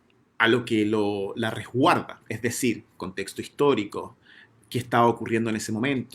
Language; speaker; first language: Spanish; native; Spanish